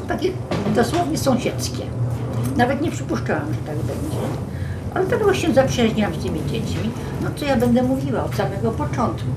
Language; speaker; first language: Polish; native; Polish